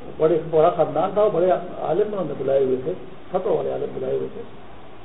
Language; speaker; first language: Urdu; non-native, local second language; Pashto